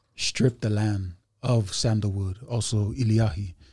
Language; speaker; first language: English; early bilingual, other home language; Hindi